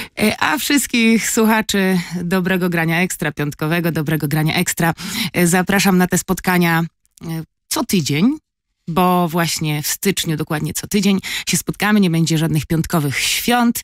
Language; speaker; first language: Polish; native; Polish